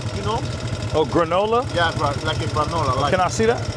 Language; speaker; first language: English; non-native, fluent; Spanish